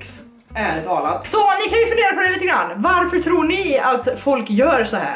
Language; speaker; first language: Swedish; native; Swedish